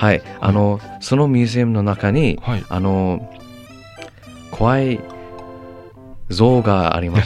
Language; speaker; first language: Japanese; non-native, learner; English